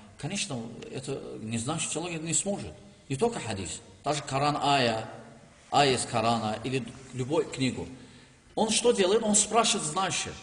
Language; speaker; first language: Russian; non-native, learner; Turkish